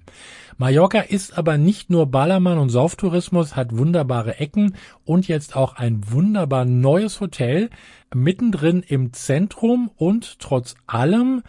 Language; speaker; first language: German; native; German